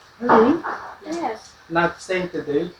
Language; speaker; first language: English; non-native, learner; Filipino